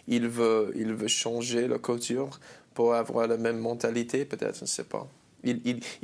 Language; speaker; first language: French; non-native, learner; English